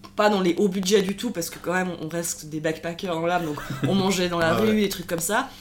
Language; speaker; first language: French; native; French